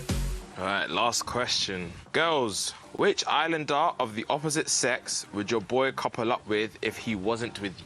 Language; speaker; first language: English; native; English